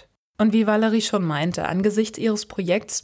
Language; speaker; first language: German; native; German